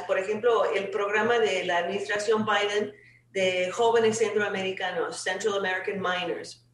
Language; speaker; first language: Spanish; non-native, fluent; English